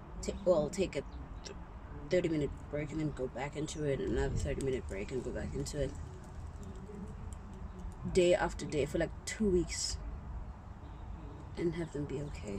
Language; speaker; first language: English; non-native, local second language; Zulu